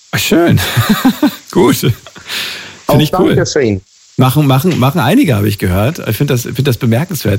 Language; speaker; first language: German; native; German